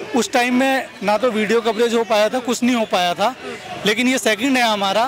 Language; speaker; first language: Hindi; native; Hindi